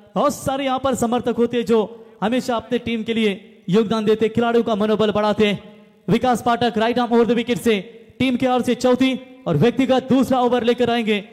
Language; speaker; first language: Hindi; non-native, local second language; Marathi